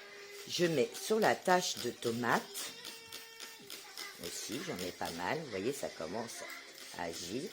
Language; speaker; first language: French; native; French